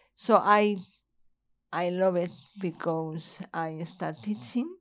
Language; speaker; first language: English; non-native, fluent; Spanish